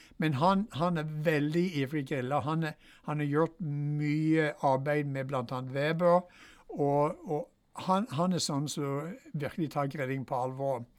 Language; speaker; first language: Norwegian; non-native, fluent; English